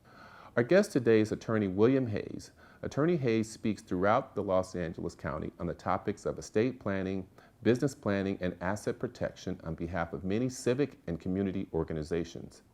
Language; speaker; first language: English; native; English